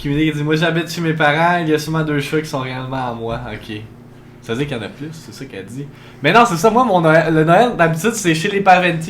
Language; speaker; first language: French; native; French